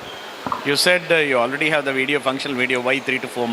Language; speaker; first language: English; non-native, local second language; Kannada